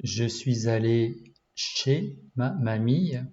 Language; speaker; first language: French; non-native, learner; Japanese